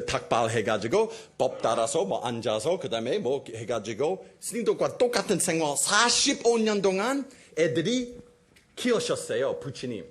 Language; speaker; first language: Korean; non-native, fluent; English